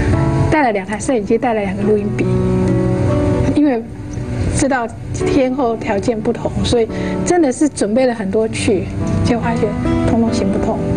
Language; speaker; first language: Chinese; native; Chinese